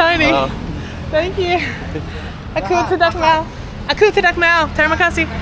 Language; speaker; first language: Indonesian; non-native, learner; English